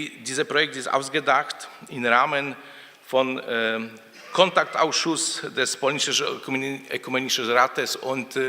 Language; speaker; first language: German; non-native, fluent; Polish